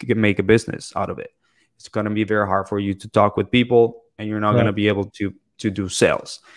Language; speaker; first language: English; non-native, fluent; Spanish